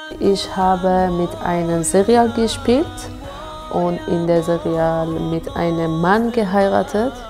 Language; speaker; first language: German; non-native, learner; Persian